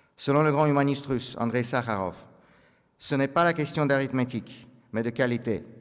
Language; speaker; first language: French; non-native, fluent; Russian